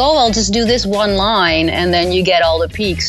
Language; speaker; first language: English; non-native, fluent; Dutch